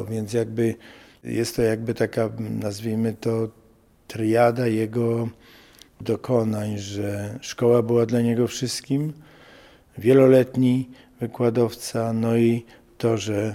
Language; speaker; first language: Polish; native; Polish